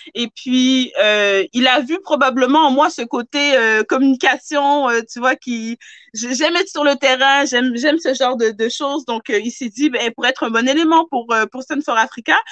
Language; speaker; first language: French; native; French